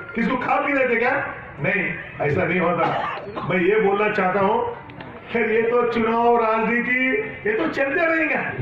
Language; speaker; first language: Hindi; non-native, local second language; Kannada